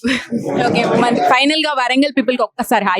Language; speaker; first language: Telugu; native; Telugu